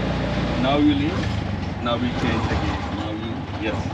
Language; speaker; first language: English; non-native, learner; Hindi